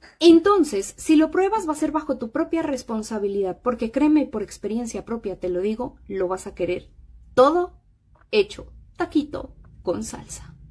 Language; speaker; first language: Spanish; native; Spanish